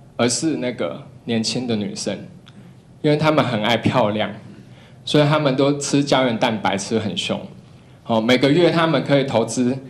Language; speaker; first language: Chinese; non-native, local second language; Cantonese